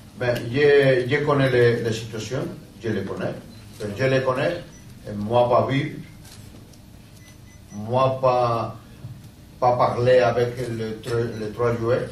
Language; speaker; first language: French; non-native, learner; Spanish